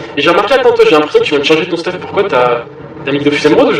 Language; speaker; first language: French; native; French